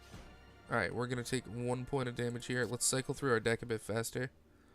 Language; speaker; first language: English; native; English